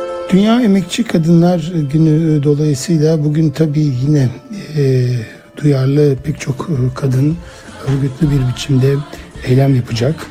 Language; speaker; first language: Turkish; native; Turkish